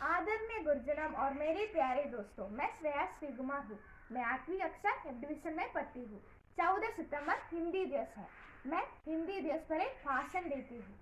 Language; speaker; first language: Hindi; non-native, local second language; Malayalam